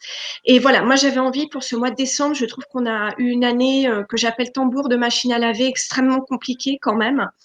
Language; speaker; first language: French; native; French